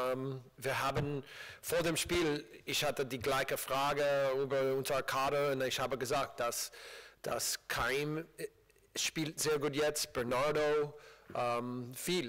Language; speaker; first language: German; non-native, learner; English